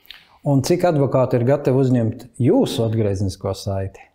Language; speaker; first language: Latvian; native; Latvian